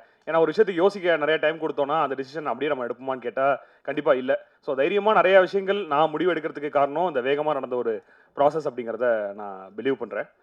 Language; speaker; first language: Tamil; native; Tamil